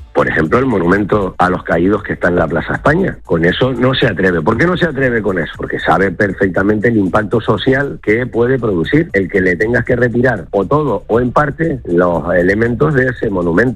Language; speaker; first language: Spanish; native; Spanish